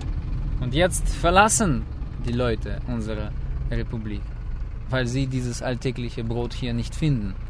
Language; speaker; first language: German; non-native, fluent; Russian